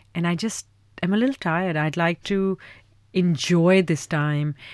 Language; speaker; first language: English; non-native, local second language; Urdu